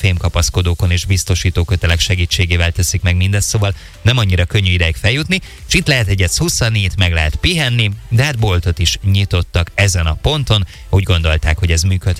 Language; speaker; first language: Hungarian; native; Hungarian